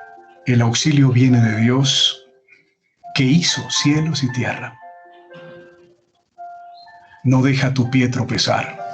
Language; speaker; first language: Spanish; native; Spanish